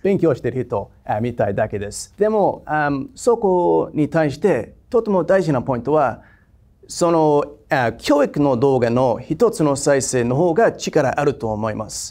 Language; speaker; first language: Japanese; non-native, fluent; English